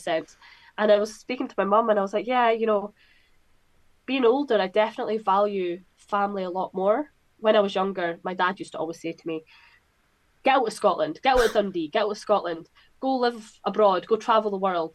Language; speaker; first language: English; native; English